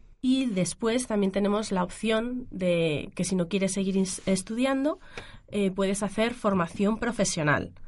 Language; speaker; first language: Spanish; native; Spanish